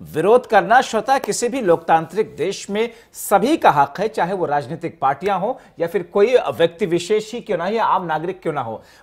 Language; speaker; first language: Hindi; native; Hindi